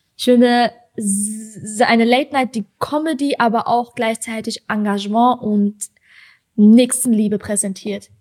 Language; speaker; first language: German; early bilingual, other home language; Persian